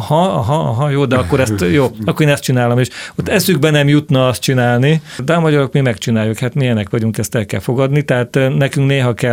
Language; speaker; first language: Hungarian; native; Hungarian